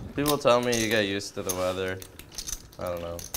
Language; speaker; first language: English; native; English